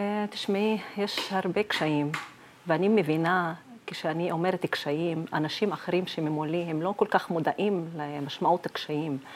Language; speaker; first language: Hebrew; non-native, local second language; Arabic